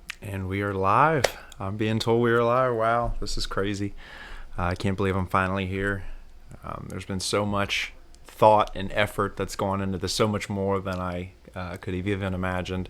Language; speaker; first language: English; native; English